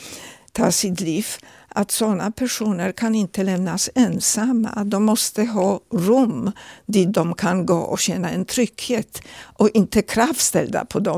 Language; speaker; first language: Swedish; non-native, fluent; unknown